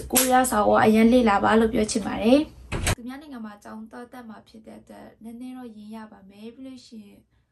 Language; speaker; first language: Burmese; non-native, local second language; Kachin